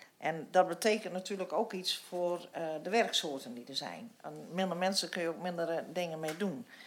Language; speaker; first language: Dutch; native; Dutch